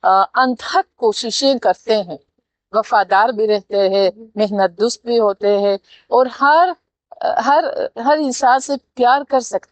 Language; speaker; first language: Hindi; non-native, fluent; Tajik